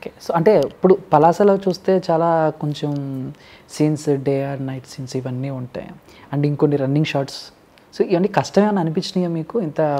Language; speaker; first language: Telugu; native; Telugu